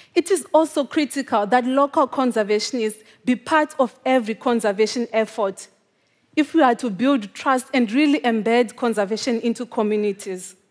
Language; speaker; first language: English; non-native, local second language; Shona